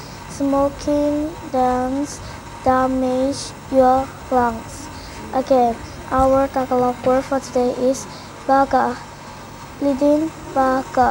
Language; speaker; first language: English; non-native, local second language; Filipino